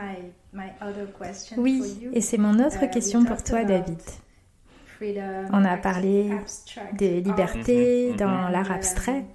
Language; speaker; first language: French; native; French